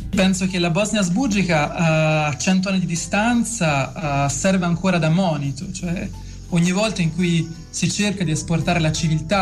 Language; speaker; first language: Italian; native; Italian